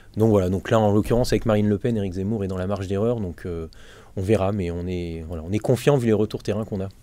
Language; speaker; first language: French; native; French